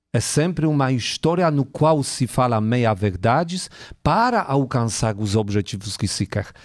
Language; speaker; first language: Portuguese; non-native, fluent; Polish